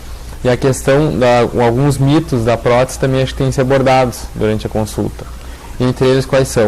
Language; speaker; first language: Portuguese; native; Portuguese